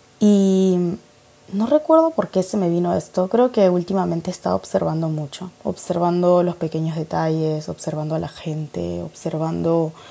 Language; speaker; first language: Spanish; native; Spanish